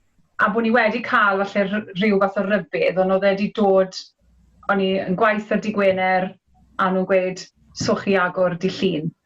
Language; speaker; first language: Welsh; native; Welsh